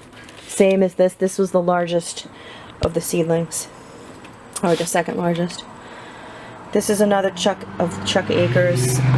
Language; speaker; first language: English; native; English